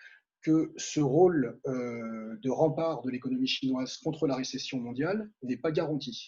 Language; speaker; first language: French; native; French